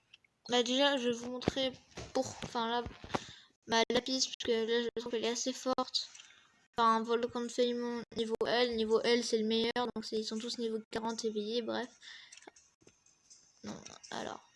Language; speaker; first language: French; native; French